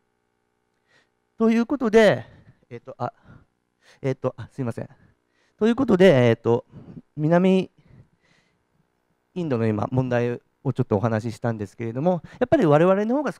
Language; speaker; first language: Japanese; native; Japanese